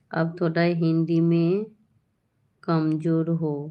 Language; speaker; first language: Hindi; non-native, learner; Bangla